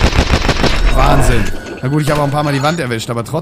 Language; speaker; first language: German; native; German